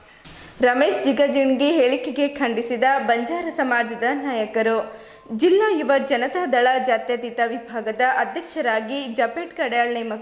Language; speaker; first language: Kannada; native; Kannada